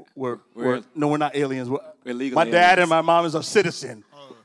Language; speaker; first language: English; early bilingual, other home language; Spanish